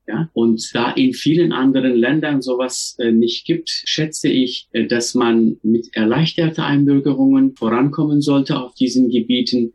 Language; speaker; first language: German; non-native, fluent; Turkish